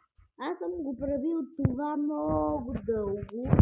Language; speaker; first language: Bulgarian; native; Bulgarian